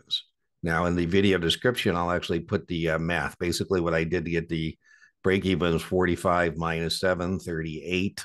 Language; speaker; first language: English; native; English